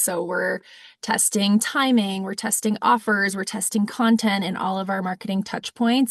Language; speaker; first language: English; native; English